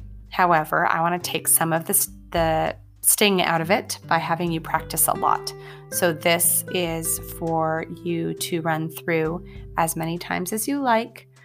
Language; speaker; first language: English; native; English